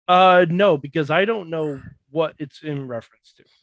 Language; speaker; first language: English; native; English